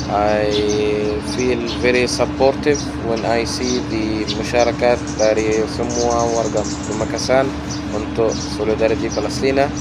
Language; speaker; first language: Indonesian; non-native, learner; Arabic